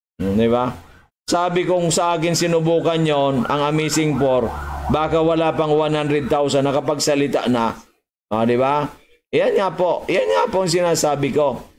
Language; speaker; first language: Filipino; native; Filipino